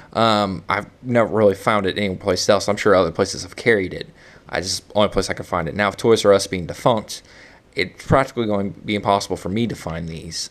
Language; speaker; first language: English; native; English